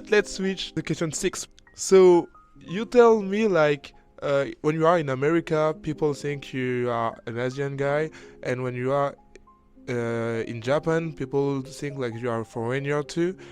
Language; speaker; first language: English; non-native, learner; French